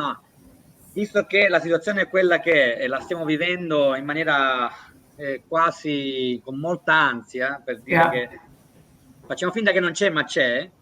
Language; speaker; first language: Italian; native; Italian